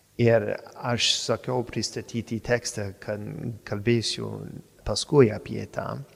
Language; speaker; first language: Lithuanian; non-native, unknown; English